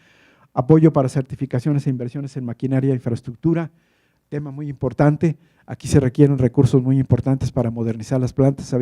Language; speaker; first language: Spanish; native; Spanish